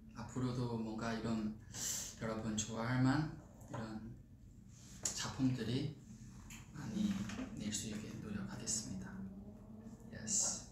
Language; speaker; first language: Korean; non-native, fluent; Chinese